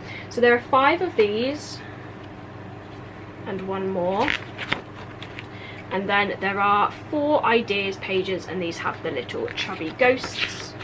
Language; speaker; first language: English; native; English